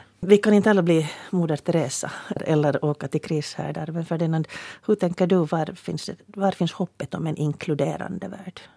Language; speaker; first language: Swedish; native; Swedish